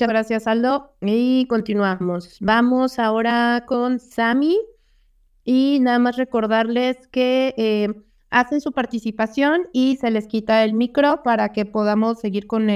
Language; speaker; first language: Spanish; native; Spanish